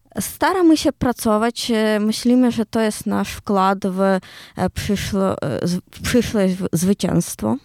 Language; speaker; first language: Polish; non-native, learner; Ukrainian